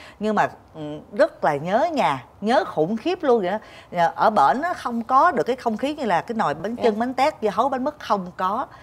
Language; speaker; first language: Vietnamese; native; Vietnamese